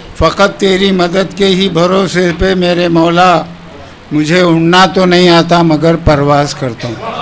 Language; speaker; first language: Urdu; native; Urdu